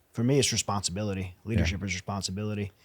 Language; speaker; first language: English; native; English